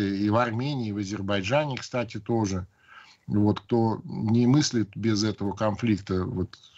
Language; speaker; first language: Russian; native; Russian